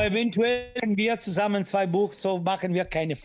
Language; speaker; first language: German; non-native, local second language; Italian